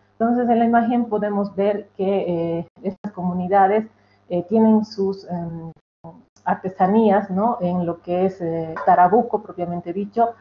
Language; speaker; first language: Spanish; native; Spanish